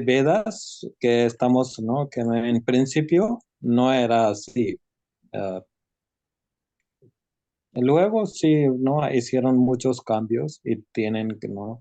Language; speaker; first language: Spanish; non-native, learner; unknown